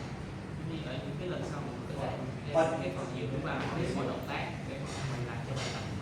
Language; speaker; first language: Vietnamese; native; Vietnamese